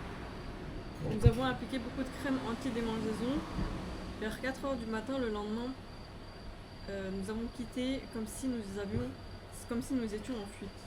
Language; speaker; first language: French; native; French